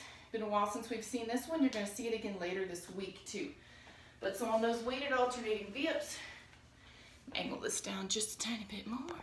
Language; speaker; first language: English; native; English